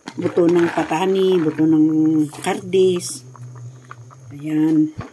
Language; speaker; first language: Filipino; non-native, local second language; Iloko